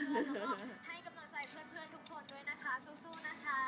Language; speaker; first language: Thai; non-native, fluent; Japanese